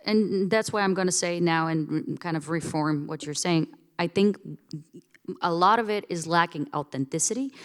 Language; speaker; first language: English; non-native, fluent; Bulgarian